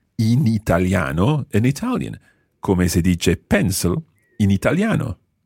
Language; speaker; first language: Italian; non-native, fluent; English